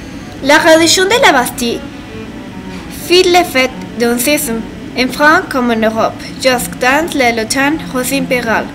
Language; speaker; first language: French; non-native, learner; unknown